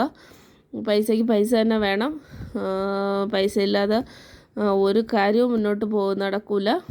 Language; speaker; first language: Malayalam; native; Malayalam